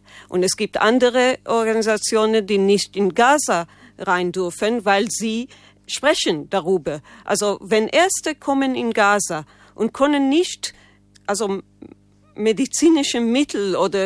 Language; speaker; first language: German; non-native, fluent; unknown